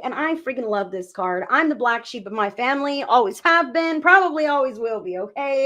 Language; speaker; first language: English; native; English